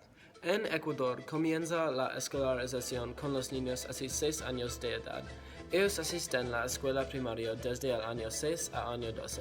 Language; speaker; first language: Spanish; non-native, learner; English